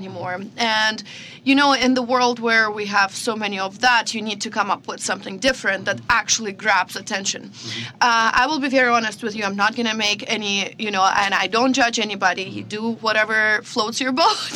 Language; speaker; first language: English; non-native, fluent; Russian